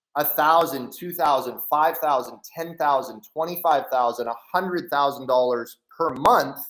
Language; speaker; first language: English; native; English